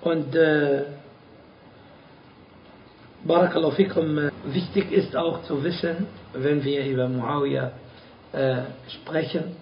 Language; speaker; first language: German; non-native, fluent; Arabic